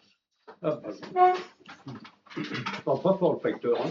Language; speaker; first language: French; native; French